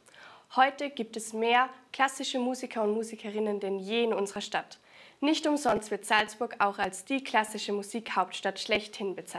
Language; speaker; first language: German; native; German